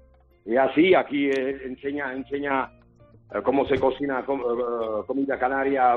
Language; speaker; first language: Spanish; non-native, learner; Czech